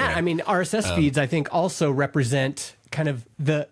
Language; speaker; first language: English; native; English